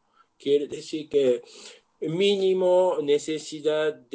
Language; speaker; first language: Spanish; non-native, learner; Japanese